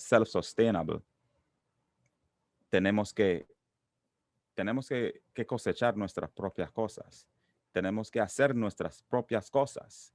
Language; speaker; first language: Spanish; non-native, local second language; English